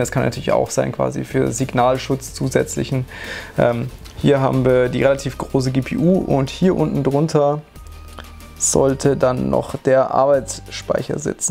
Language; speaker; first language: German; native; German